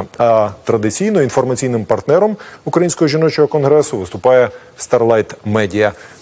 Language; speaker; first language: Ukrainian; native; Ukrainian